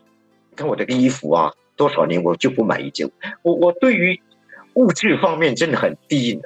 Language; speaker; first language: Chinese; native; Chinese